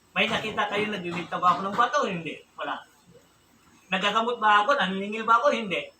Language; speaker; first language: Filipino; non-native, local second language; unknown